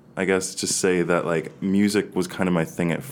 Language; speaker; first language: English; native; English